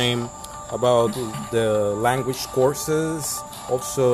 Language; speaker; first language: English; non-native, fluent; Spanish